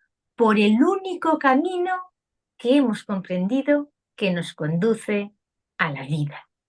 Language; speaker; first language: Spanish; native; Spanish